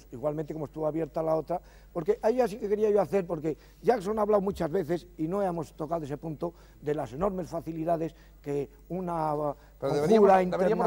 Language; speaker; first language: Spanish; native; Spanish